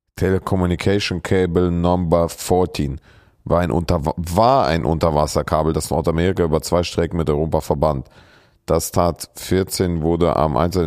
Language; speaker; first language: German; early bilingual, other home language; Russian